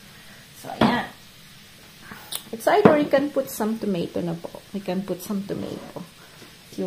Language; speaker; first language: English; non-native, local second language; Filipino